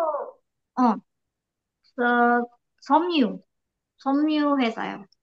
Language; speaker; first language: Korean; non-native, learner; Indonesian